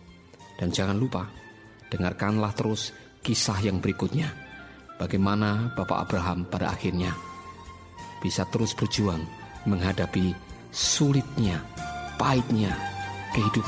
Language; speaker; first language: Indonesian; native; Indonesian